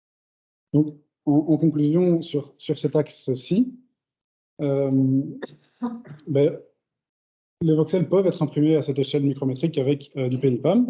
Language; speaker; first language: French; native; French